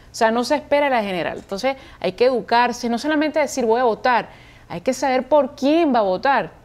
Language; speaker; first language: Spanish; native; Spanish